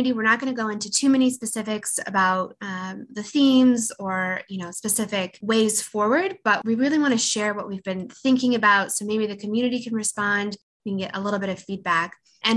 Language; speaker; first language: English; native; English